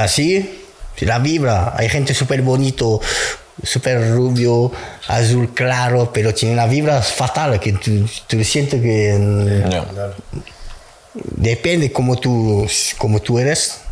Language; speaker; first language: Spanish; non-native, fluent; French